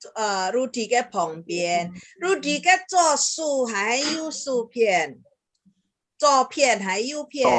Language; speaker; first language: Chinese; early bilingual, heritage; Chinese